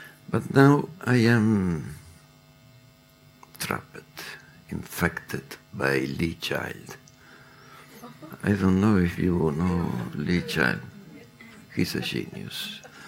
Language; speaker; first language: English; non-native, fluent; Spanish